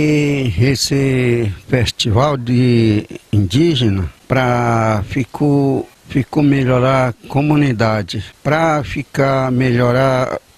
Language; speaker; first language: Portuguese; non-native, local second language; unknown